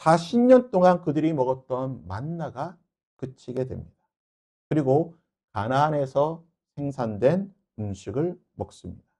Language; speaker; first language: Korean; native; Korean